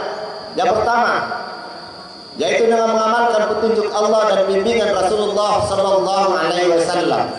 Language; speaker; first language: Indonesian; native; Indonesian